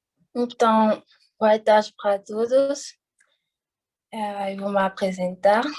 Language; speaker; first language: Portuguese; non-native, fluent; French